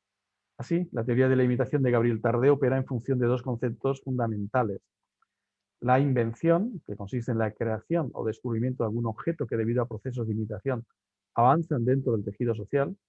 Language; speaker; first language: Spanish; native; Spanish